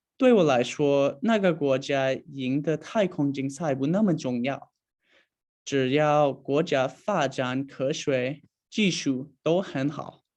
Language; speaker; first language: Chinese; non-native, learner; English